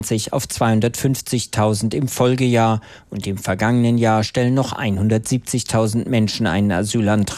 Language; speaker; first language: German; native; German